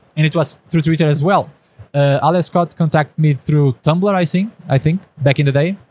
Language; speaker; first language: English; non-native, fluent; Portuguese